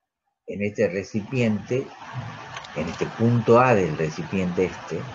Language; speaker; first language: Spanish; native; Spanish